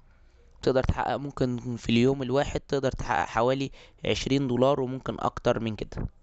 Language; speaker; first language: Arabic; native; Arabic